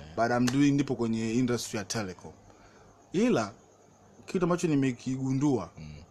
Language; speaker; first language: Swahili; native; Swahili